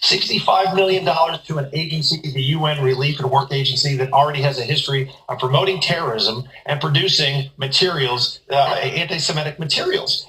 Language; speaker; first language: English; native; English